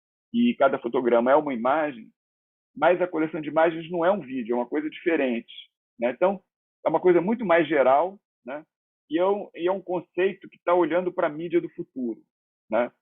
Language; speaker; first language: Portuguese; native; Portuguese